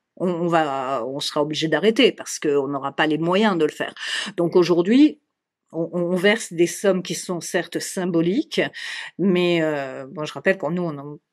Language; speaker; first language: French; native; French